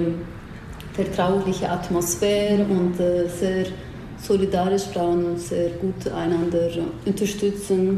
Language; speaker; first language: German; non-native, fluent; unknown